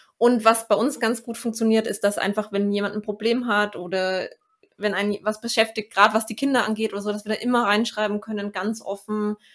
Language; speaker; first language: German; native; German